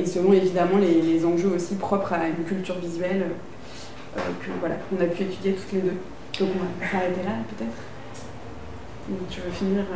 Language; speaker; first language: French; native; French